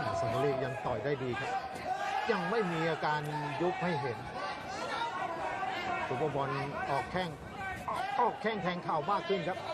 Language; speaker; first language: Thai; native; Thai